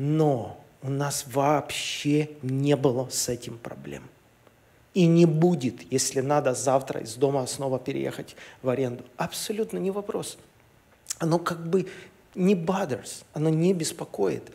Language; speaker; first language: Russian; native; Russian